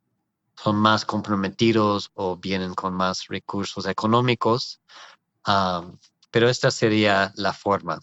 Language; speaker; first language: Spanish; non-native, fluent; English